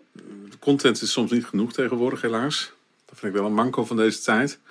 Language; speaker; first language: Dutch; native; Dutch